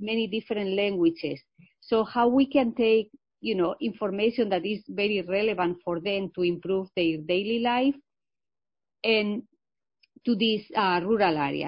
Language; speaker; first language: English; non-native, fluent; Spanish